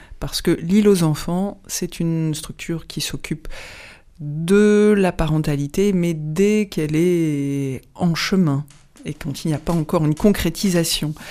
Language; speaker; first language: French; native; French